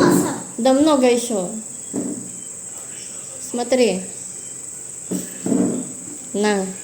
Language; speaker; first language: Russian; non-native, learner; Filipino